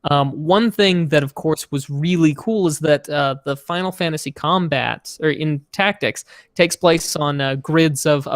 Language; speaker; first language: English; native; English